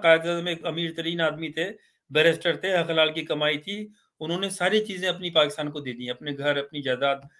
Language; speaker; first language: Urdu; native; Urdu